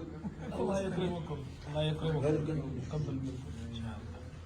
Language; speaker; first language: Arabic; non-native, fluent; Urdu